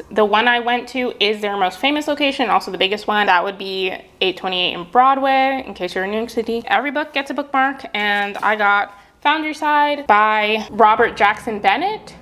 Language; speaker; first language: English; native; English